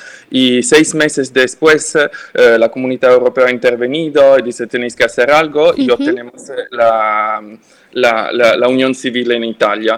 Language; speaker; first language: Spanish; non-native, fluent; French